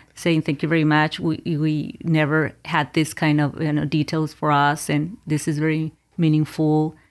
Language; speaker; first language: English; non-native, fluent; Spanish